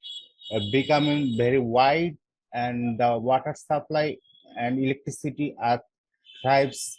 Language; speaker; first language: English; non-native, learner; Bangla